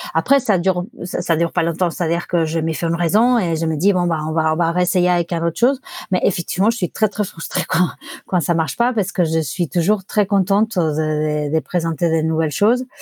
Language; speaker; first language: French; non-native, fluent; Spanish